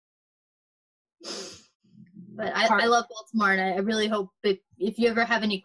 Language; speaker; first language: English; native; English